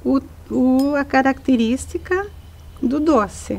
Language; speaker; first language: Portuguese; native; Portuguese